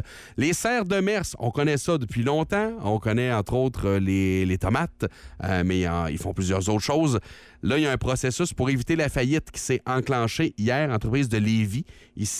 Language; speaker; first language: French; native; French